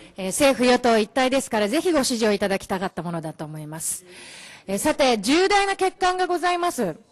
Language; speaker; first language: Japanese; native; Japanese